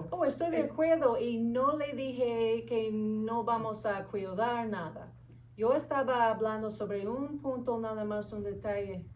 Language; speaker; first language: Spanish; non-native, fluent; English